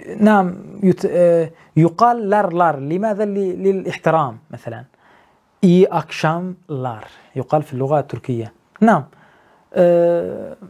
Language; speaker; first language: Arabic; non-native, learner; Turkish